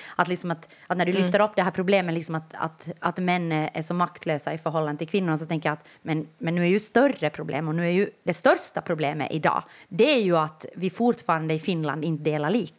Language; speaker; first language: Swedish; native; Swedish